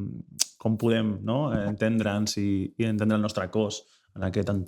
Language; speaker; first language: Catalan; native; Catalan